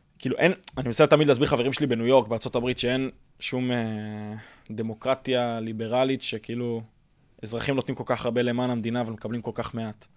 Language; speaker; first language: Hebrew; early bilingual, other home language; English